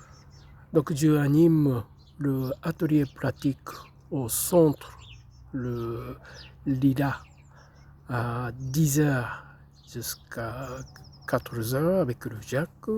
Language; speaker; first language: French; non-native, fluent; Japanese